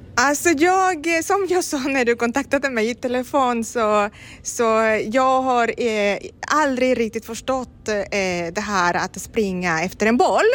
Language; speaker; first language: Swedish; non-native, fluent; Spanish